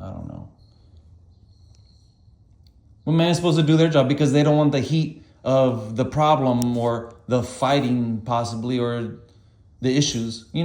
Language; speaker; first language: English; native; English